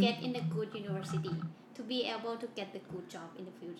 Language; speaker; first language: English; non-native, learner; Thai